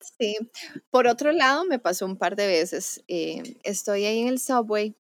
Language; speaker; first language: Spanish; native; Spanish